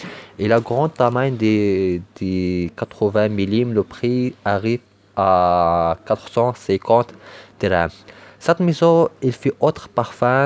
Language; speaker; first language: French; non-native, learner; Arabic